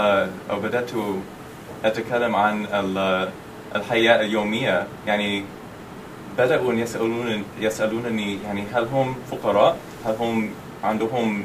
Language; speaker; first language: Arabic; non-native, fluent; English